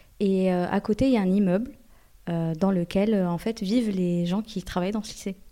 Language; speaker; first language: French; early bilingual, other home language; Arabic